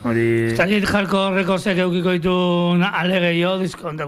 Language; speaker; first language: Basque; native; Basque